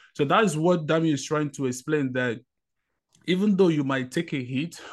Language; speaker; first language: English; non-native, local second language; Igbo